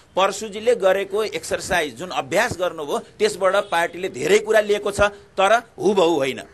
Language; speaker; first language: Nepali; native; Nepali